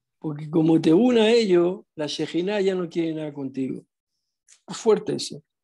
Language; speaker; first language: Spanish; non-native, fluent; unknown